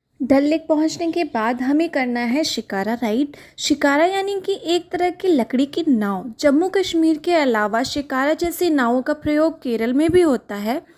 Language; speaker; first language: Hindi; native; Hindi